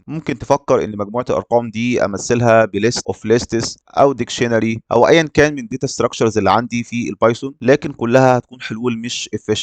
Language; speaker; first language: Arabic; native; Arabic